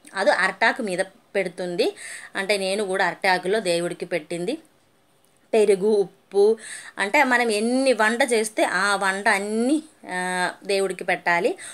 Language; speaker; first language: Telugu; non-native, learner; Malayalam